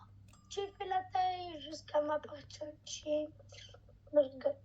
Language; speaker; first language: French; native; French